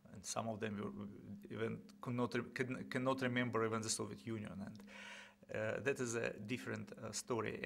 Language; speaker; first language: English; non-native, fluent; Russian